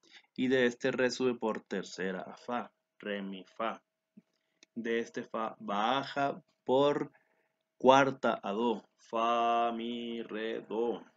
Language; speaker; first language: Spanish; native; Spanish